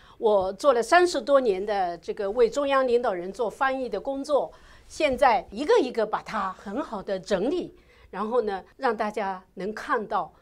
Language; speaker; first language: Chinese; non-native, fluent; Japanese